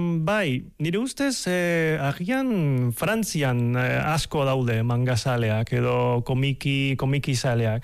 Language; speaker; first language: Basque; non-native, fluent; Cantonese